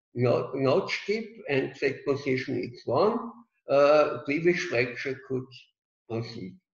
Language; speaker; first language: English; non-native, fluent; German